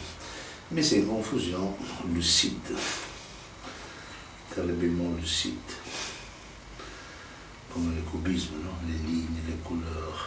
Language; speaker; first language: French; non-native, fluent; Italian